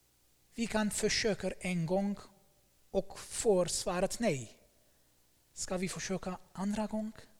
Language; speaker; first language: Swedish; non-native, fluent; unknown